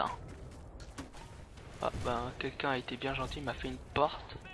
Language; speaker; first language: French; native; French